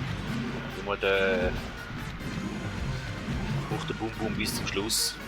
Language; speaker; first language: German; native; German